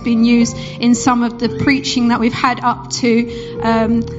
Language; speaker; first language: English; native; English